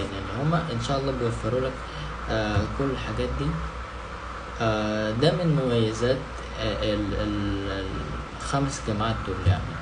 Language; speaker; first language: Arabic; non-native, fluent; Indonesian